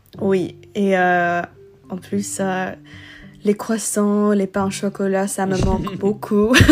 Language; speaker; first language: French; non-native, learner; English